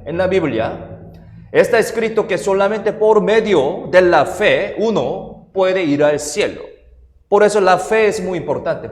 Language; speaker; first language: Spanish; non-native, fluent; Korean